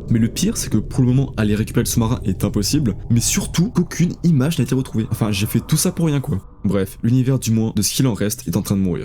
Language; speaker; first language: French; native; French